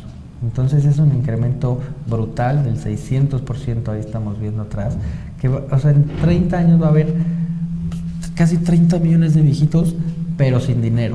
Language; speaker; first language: Spanish; native; Spanish